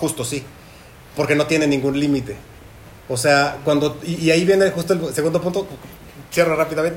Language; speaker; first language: Spanish; native; Spanish